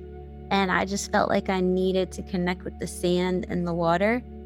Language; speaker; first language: English; native; English